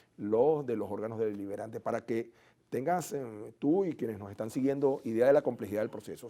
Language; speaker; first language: Spanish; native; Spanish